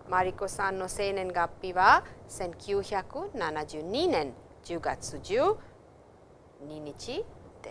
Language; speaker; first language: Japanese; non-native, fluent; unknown